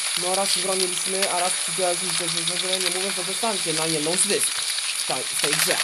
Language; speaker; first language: Polish; native; Polish